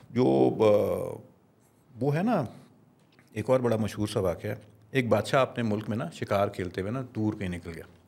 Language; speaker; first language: Urdu; non-native, local second language; Punjabi